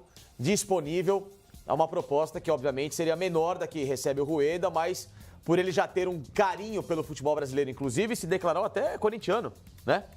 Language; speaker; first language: Portuguese; native; Portuguese